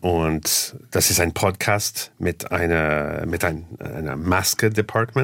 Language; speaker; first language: German; non-native, fluent; English